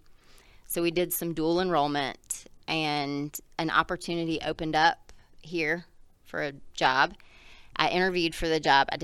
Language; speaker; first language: English; native; English